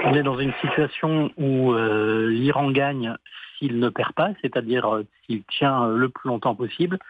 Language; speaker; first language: French; native; French